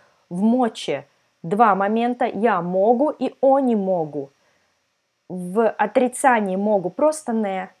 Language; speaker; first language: Russian; non-native, fluent; Serbian